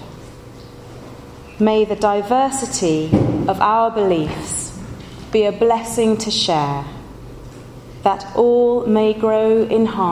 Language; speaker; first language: English; native; English